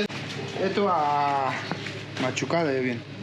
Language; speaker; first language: Spanish; native; Spanish